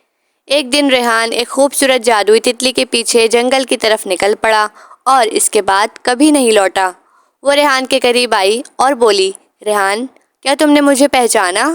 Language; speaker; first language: Urdu; native; Urdu